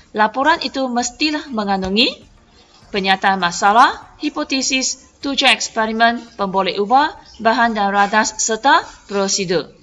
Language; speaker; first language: Malay; non-native, local second language; Chinese